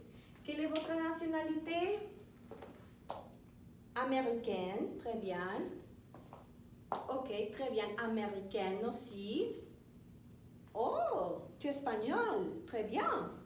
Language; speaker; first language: French; non-native, fluent; Spanish